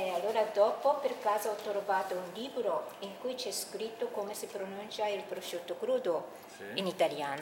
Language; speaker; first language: Italian; non-native, fluent; Japanese